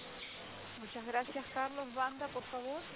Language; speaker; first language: Spanish; native; Spanish